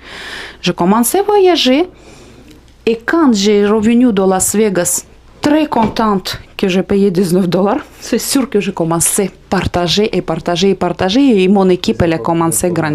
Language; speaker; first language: French; non-native, fluent; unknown